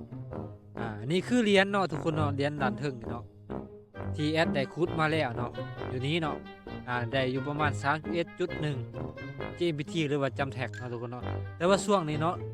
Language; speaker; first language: Thai; non-native, local second language; Northeastern Thai